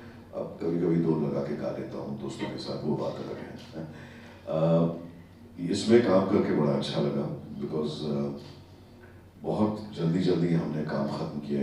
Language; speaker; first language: Hindi; native; Hindi